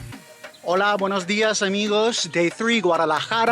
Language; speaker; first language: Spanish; non-native, learner; English